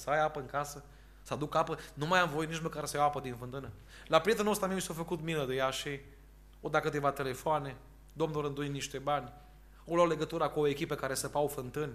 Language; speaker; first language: Romanian; native; Romanian